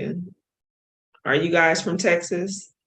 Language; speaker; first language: English; native; English